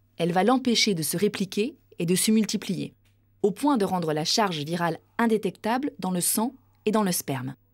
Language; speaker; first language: French; native; French